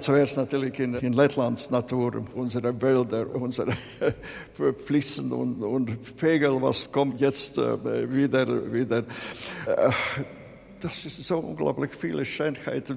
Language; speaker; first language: German; non-native, fluent; Latvian